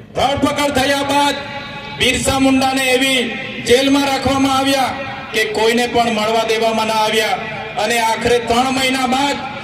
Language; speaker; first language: Gujarati; non-native, local second language; Bhili